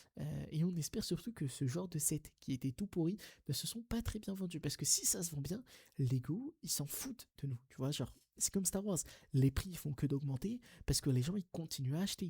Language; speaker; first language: French; native; French